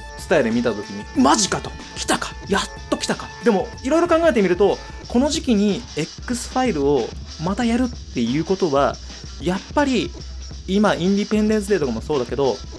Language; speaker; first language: Japanese; native; Japanese